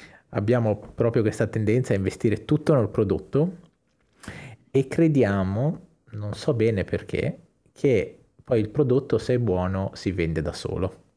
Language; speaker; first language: Italian; native; Italian